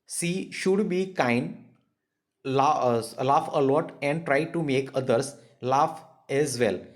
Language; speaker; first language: English; non-native, local second language; Gujarati